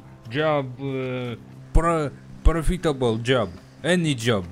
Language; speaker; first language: English; non-native, learner; Russian